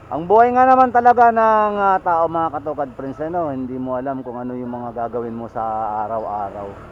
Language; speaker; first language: Filipino; native; Filipino